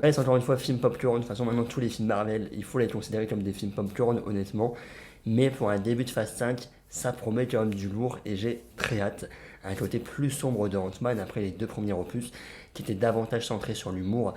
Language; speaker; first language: French; native; French